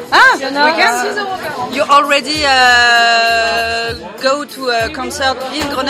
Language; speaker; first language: English; non-native, learner; French